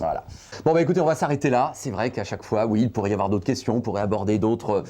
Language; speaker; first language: French; native; French